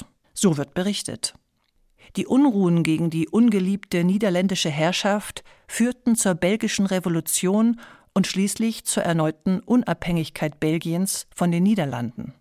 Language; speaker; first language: German; native; German